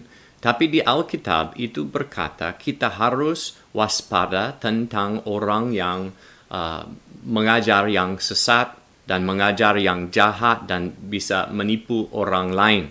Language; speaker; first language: Indonesian; non-native, learner; English